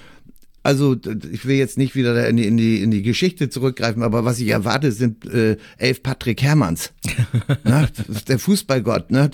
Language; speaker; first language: German; native; German